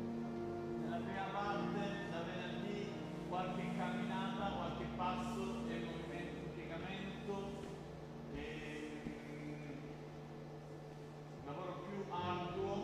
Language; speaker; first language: Italian; native; Italian